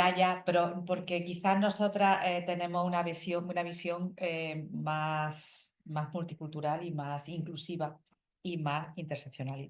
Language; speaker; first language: Spanish; native; Spanish